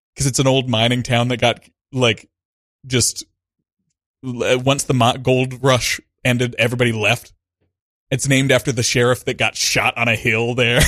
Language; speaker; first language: English; native; English